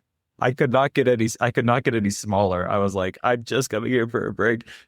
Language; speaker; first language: English; native; English